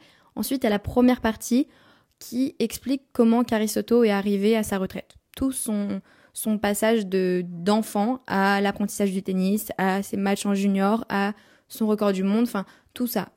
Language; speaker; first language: French; native; French